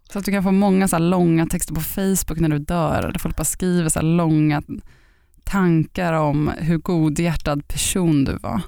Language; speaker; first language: Swedish; native; Swedish